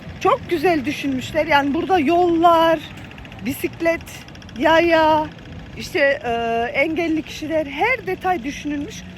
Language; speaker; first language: Turkish; early bilingual, other home language; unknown